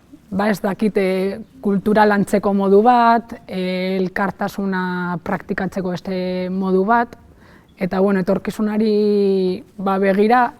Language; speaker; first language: Basque; non-native, local second language; Spanish